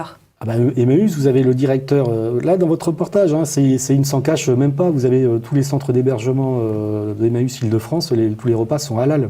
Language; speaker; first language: French; native; French